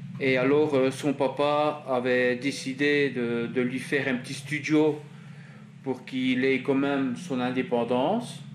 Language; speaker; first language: French; native; French